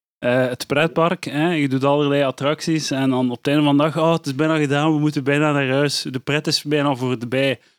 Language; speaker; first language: Dutch; native; Dutch